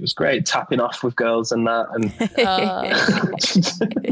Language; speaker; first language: English; native; English